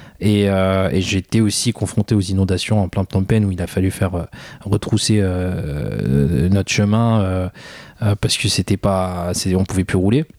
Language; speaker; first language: French; early bilingual, other home language; Khmer